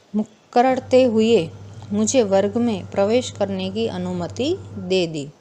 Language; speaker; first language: Hindi; non-native, local second language; Gujarati